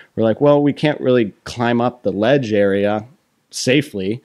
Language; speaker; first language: English; native; English